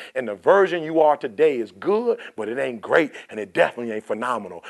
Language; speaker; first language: English; native; English